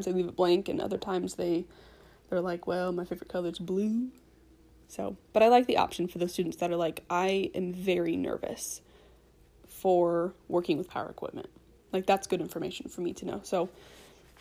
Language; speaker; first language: English; native; English